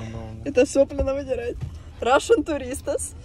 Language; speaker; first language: Russian; native; Russian